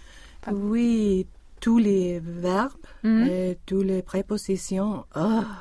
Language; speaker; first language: French; non-native, learner; Swedish